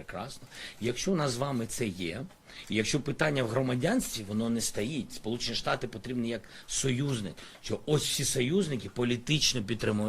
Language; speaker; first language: Ukrainian; non-native, local second language; Russian